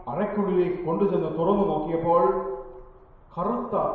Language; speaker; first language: English; non-native, local second language; Malayalam